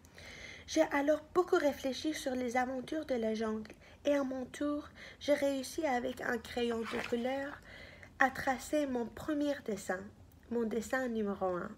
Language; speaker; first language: French; non-native, fluent; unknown